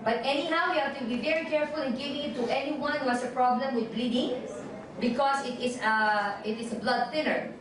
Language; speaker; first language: English; non-native, local second language; Filipino